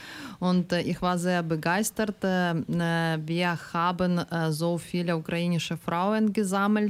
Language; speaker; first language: German; non-native, learner; Ukrainian